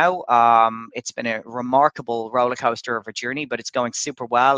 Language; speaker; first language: English; native; English